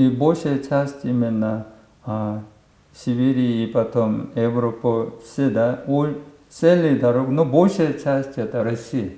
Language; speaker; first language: Russian; non-native, learner; Korean